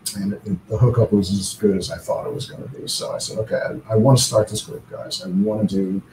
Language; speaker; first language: English; native; English